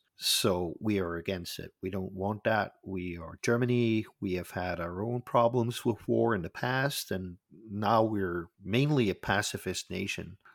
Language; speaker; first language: English; non-native, fluent; Dutch